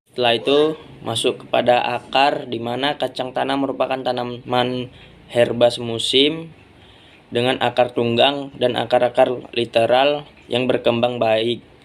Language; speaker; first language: Indonesian; native; Indonesian